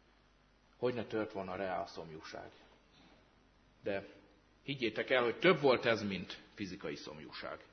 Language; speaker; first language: Hungarian; native; Hungarian